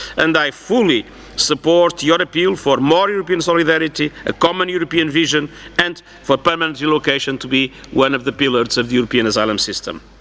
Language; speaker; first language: English; non-native, fluent; Portuguese